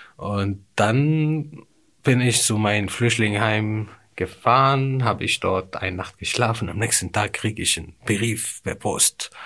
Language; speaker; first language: German; non-native, fluent; Arabic